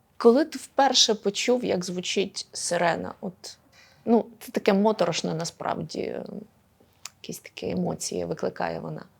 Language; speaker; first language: Ukrainian; native; Ukrainian